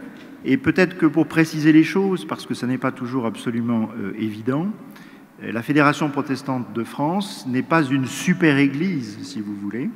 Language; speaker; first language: French; native; French